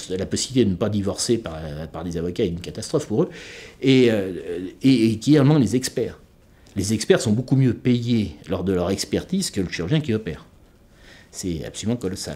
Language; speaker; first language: French; native; French